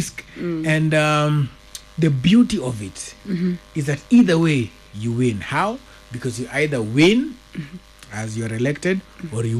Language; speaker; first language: English; non-native, local second language; Luo (Kenya and Tanzania)